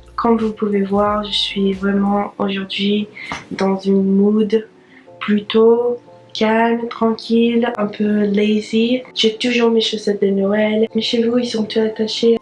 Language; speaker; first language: French; non-native, fluent; English